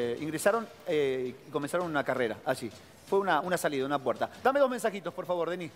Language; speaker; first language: Spanish; native; Spanish